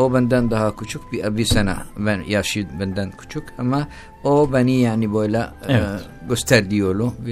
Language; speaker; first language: Turkish; non-native, learner; Arabic